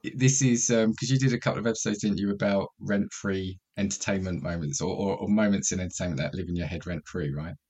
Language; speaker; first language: English; native; English